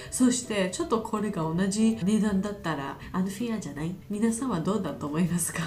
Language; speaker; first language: Japanese; non-native, learner; Georgian